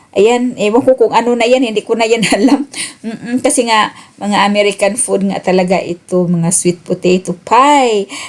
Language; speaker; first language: Filipino; native; Filipino